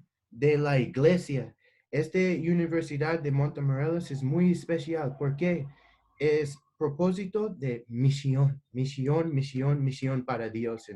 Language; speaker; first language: Spanish; non-native, learner; English